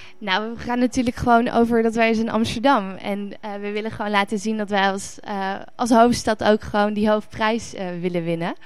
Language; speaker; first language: Dutch; native; Dutch